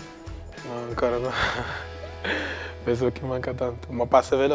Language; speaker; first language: Italian; non-native, learner; Portuguese